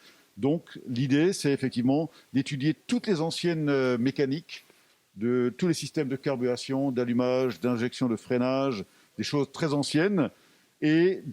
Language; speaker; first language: French; native; French